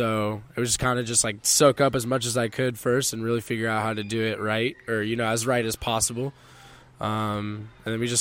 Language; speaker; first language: English; native; English